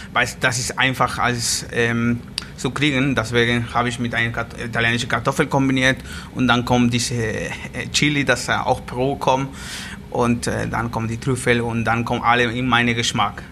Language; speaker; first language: German; non-native, learner; Spanish